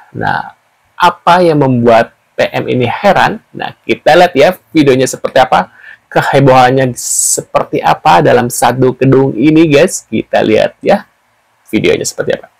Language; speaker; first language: Indonesian; native; Indonesian